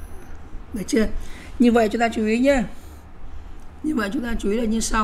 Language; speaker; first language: Vietnamese; native; Vietnamese